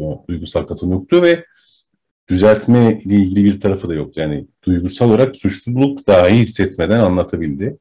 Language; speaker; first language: Turkish; native; Turkish